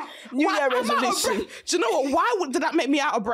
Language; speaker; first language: English; native; English